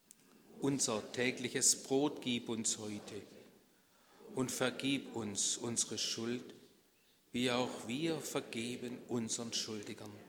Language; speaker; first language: German; native; German